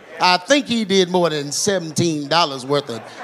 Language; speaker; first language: English; native; English